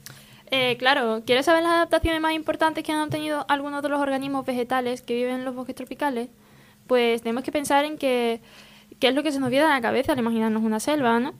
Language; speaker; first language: Spanish; native; Spanish